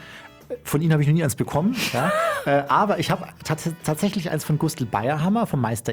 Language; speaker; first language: German; native; German